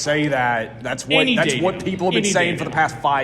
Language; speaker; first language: English; native; English